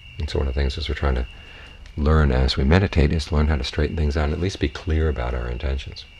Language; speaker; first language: English; native; English